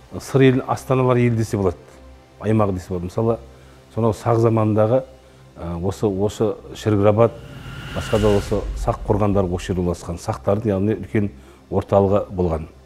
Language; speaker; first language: Kazakh; native; Kazakh